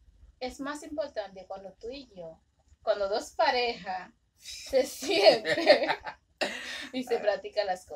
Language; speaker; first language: Spanish; early bilingual, other home language; Haitian Creole